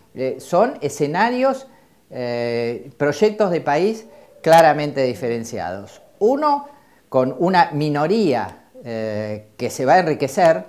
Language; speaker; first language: Spanish; native; Spanish